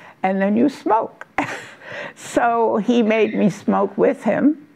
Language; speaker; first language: English; non-native, fluent; German